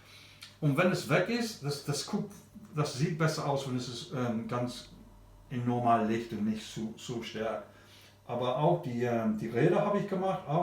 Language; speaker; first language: German; non-native, learner; English